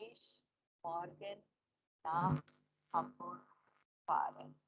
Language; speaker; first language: German; non-native, learner; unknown